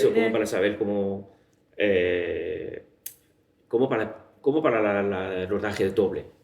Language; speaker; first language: Spanish; non-native, learner; Chinese